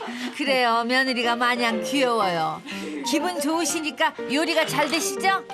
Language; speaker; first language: Korean; native; Korean